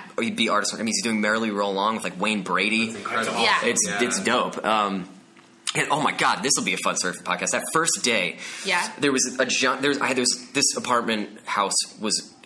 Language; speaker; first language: English; native; English